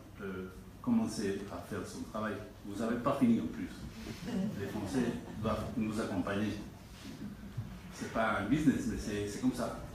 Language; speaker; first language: French; non-native, fluent; Spanish